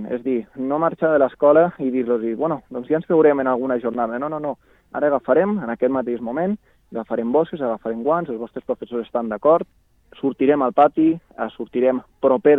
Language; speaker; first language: Catalan; native; Catalan